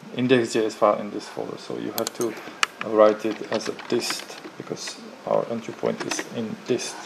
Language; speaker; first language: English; non-native, fluent; Czech